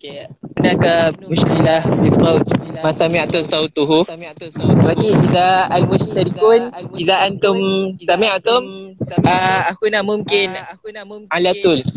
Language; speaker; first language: Arabic; non-native, learner; Indonesian